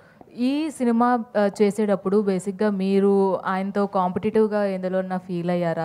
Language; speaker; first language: Telugu; native; Telugu